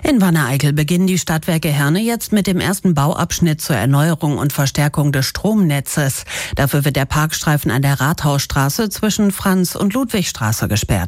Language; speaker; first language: German; native; German